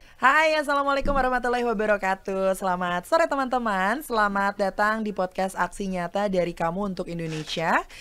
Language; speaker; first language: Indonesian; native; Indonesian